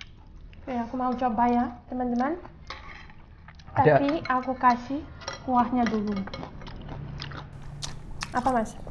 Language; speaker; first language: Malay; non-native, fluent; Russian